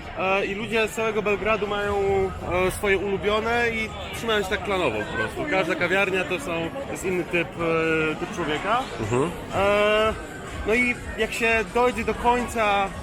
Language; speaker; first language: Polish; early bilingual, other home language; Serbian